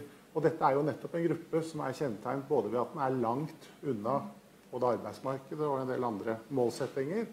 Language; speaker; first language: Norwegian; native; Norwegian